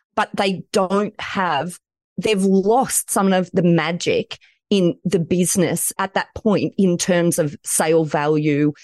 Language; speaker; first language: English; native; English